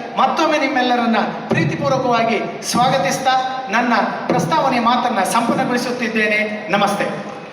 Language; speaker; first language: Kannada; native; Kannada